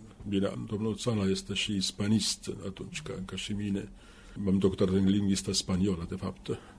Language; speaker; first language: Romanian; non-native, fluent; Finnish